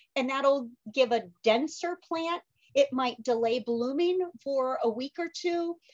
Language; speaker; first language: English; native; English